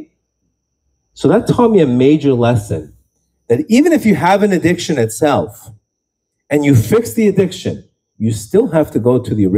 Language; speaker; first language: English; native; English